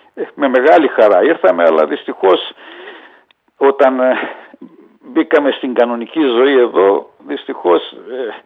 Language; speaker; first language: Greek; early bilingual, heritage; Hungarian